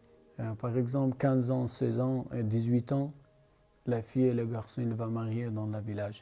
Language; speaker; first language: French; non-native, learner; Persian